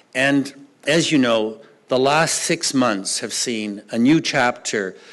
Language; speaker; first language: English; native; English